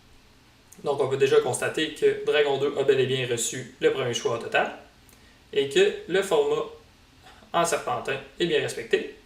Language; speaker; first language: French; native; French